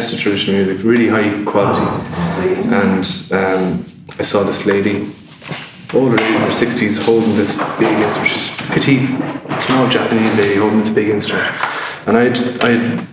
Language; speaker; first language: English; non-native, local second language; Irish